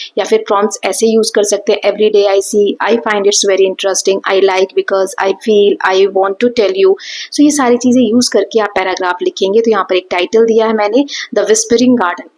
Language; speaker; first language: Hindi; native; Hindi